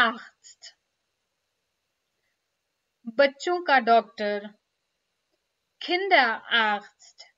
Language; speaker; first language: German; non-native, fluent; Urdu